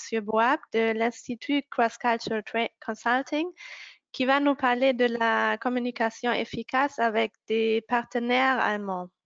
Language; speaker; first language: French; non-native, fluent; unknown